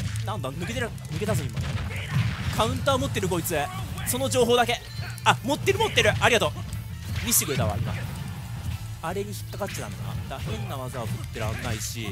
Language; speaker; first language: Japanese; native; Japanese